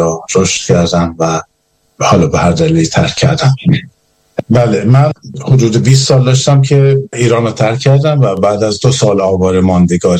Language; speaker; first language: Persian; native; Persian